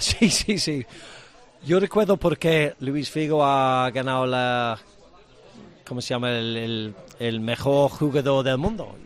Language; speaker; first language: Spanish; non-native, learner; English